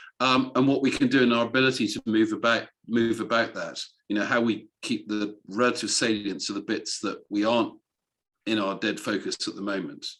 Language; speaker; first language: English; native; English